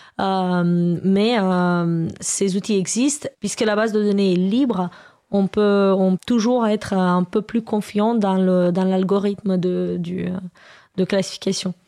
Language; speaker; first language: French; non-native, fluent; Romanian